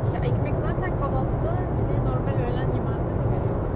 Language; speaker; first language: Turkish; native; Turkish